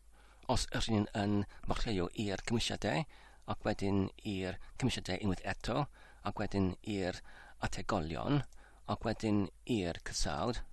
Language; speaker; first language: Welsh; non-native, learner; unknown